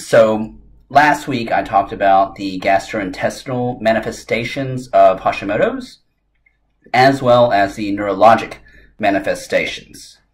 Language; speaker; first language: English; native; English